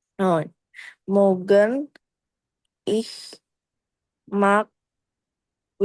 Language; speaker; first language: German; non-native, learner; Indonesian